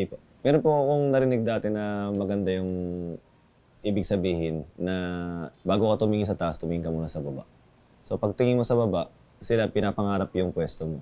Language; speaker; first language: Filipino; native; Filipino